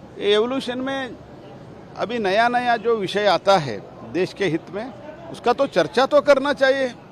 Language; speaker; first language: Hindi; non-native, local second language; Kannada